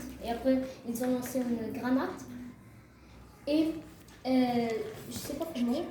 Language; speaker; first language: French; non-native, learner; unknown